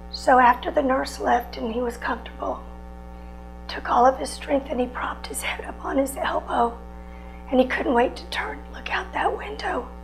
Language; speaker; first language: English; native; English